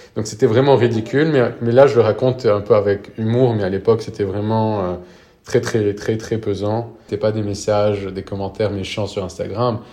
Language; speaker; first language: French; non-native, local second language; Arabic